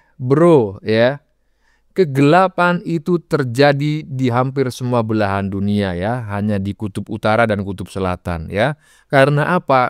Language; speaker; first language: Indonesian; native; Indonesian